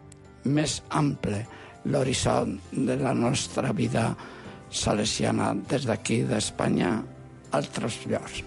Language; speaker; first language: Catalan; non-native, local second language; Spanish